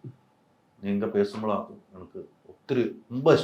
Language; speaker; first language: Malayalam; native; Malayalam